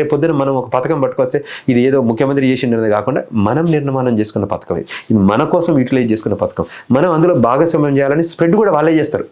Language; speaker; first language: Telugu; native; Telugu